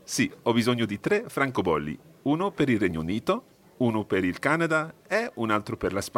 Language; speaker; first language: Italian; non-native, fluent; English